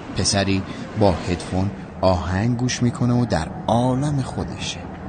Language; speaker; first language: Persian; native; Persian